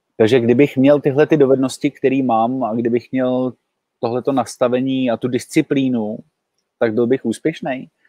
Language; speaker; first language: Czech; native; Czech